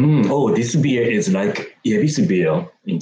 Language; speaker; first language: English; non-native, learner; Japanese